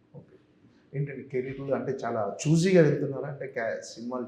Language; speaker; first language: Telugu; native; Telugu